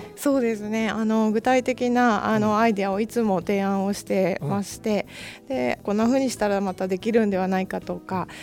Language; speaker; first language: Japanese; native; Japanese